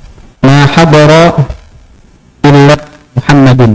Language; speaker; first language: Arabic; non-native, learner; Indonesian